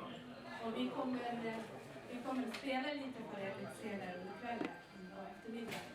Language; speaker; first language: Swedish; non-native, fluent; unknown